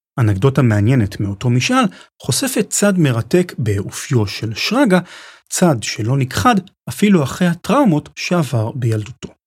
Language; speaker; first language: Hebrew; native; Hebrew